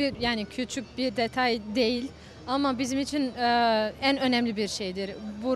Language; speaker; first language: Turkish; non-native, fluent; Bosnian